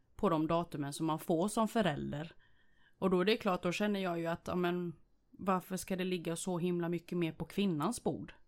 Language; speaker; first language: Swedish; early bilingual, other home language; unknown